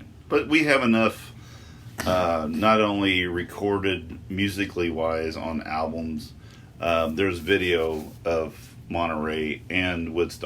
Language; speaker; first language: English; native; English